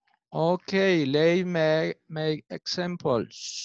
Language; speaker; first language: English; non-native, learner; Spanish